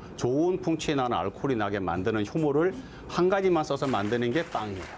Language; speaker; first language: Korean; native; Korean